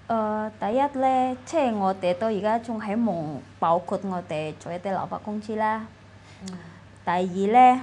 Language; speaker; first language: Cantonese; non-native, fluent; Indonesian